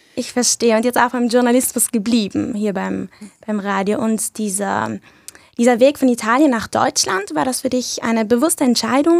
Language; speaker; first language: German; native; German